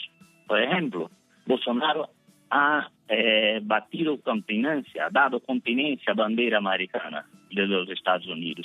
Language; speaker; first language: Spanish; non-native, fluent; Portuguese